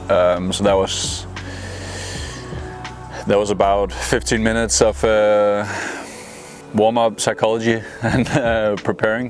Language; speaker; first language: English; non-native, fluent; Danish